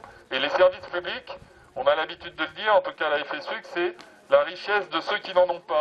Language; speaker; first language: French; native; French